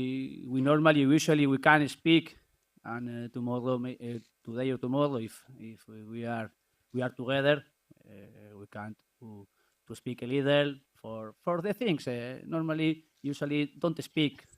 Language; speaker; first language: English; non-native, learner; Spanish